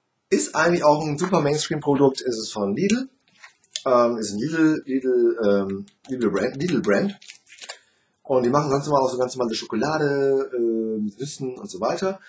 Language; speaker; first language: German; native; German